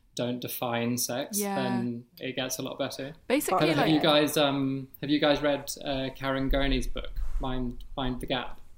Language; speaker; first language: English; native; English